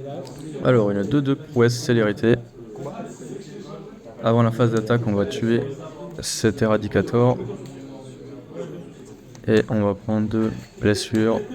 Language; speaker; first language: French; native; French